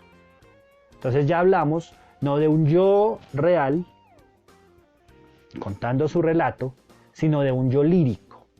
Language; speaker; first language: Spanish; native; Spanish